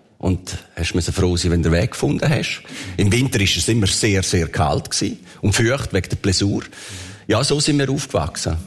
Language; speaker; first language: German; early bilingual, other home language; Italian